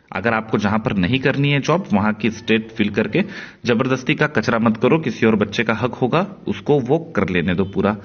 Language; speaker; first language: Hindi; non-native, local second language; Marathi